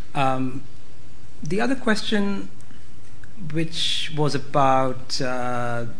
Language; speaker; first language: English; non-native, local second language; Hindi